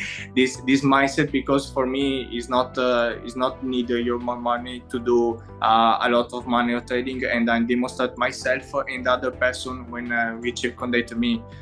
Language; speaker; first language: English; non-native, learner; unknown